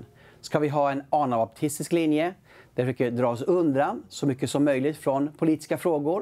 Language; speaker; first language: Swedish; native; Swedish